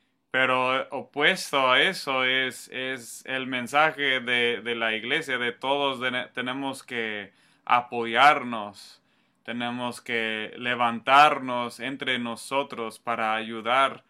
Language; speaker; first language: Spanish; non-native, fluent; English